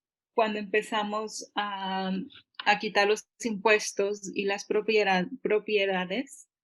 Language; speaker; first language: Spanish; early bilingual, heritage; Spanish